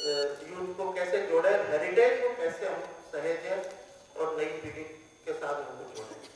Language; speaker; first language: Hindi; native; Hindi